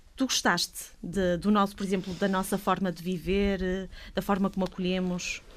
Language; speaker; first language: Portuguese; native; Portuguese